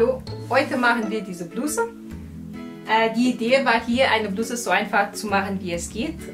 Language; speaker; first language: German; non-native, fluent; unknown